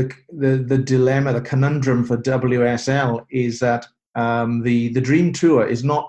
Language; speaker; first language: English; native; English